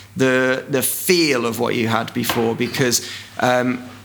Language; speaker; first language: English; native; English